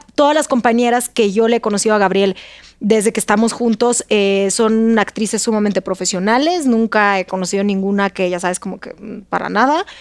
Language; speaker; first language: Spanish; non-native, fluent; Russian